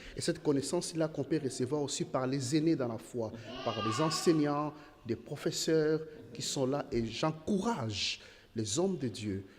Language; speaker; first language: French; non-native, local second language; Lingala